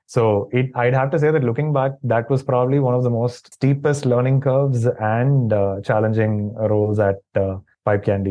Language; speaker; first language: English; non-native, local second language; Tamil